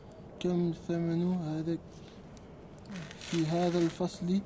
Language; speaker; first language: Arabic; non-native, learner; French